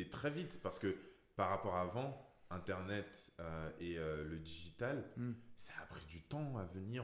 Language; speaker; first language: French; native; French